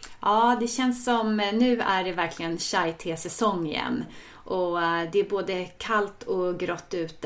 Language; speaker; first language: Swedish; native; Swedish